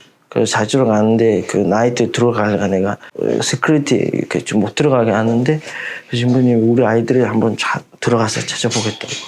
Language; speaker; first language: Korean; non-native, fluent; Mongolian